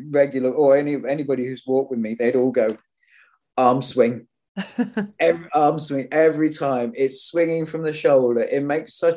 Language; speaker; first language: English; native; English